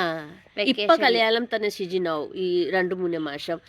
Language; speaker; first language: Malayalam; non-native, learner; Hindi